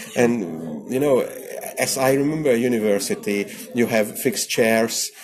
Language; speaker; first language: English; non-native, learner; Hungarian